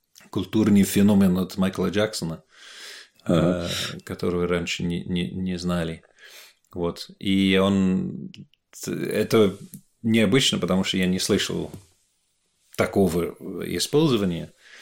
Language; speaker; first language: Russian; non-native, fluent; English